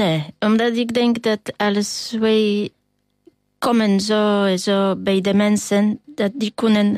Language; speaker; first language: Dutch; non-native, learner; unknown